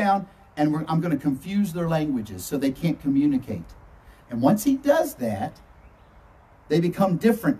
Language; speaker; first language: English; native; English